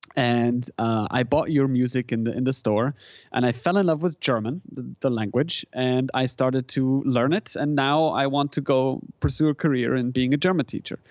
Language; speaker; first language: English; non-native, fluent; German